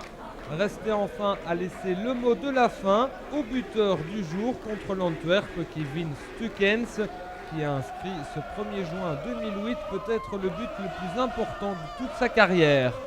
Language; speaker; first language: French; native; French